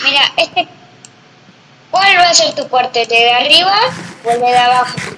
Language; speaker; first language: Spanish; native; Spanish